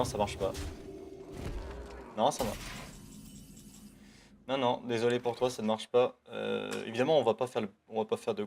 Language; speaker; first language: French; native; French